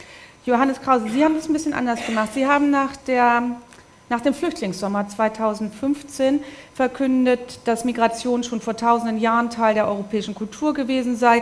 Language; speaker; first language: German; native; German